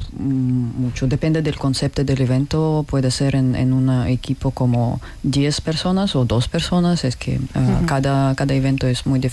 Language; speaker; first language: Spanish; non-native, learner; Russian